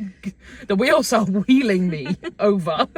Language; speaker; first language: English; native; English